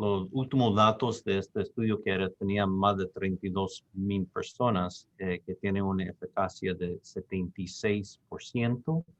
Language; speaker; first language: Spanish; non-native, fluent; English